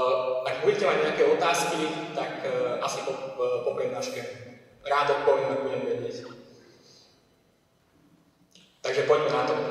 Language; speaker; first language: Slovak; native; Slovak